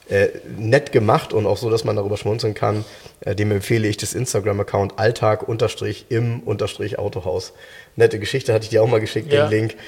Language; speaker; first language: German; native; German